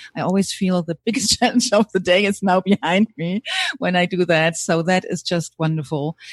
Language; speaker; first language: English; non-native, fluent; German